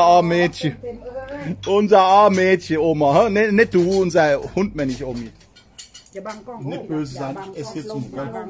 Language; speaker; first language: German; native; German